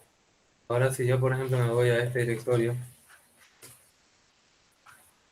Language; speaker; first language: Spanish; native; Spanish